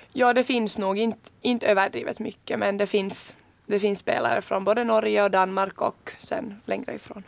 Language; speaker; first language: Swedish; native; Swedish